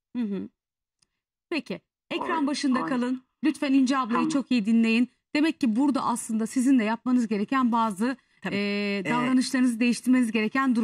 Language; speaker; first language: Turkish; native; Turkish